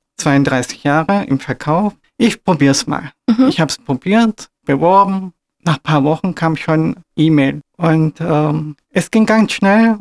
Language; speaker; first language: German; early bilingual, other home language; Turkish